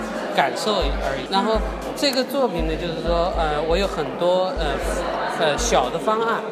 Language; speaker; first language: Chinese; native; Chinese